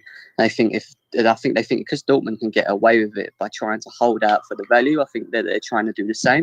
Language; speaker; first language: English; native; English